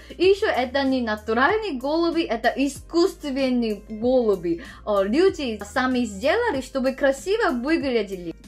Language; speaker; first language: Russian; non-native, learner; Korean